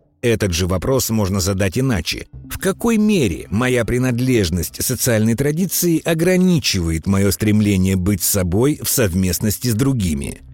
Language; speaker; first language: Russian; native; Russian